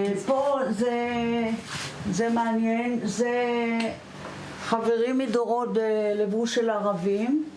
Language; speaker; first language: Hebrew; non-native, fluent; German